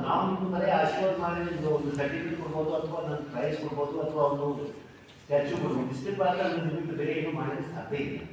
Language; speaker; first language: Kannada; non-native, local second language; Hindi